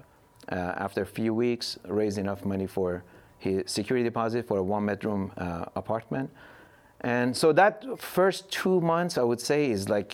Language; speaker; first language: English; non-native, fluent; Persian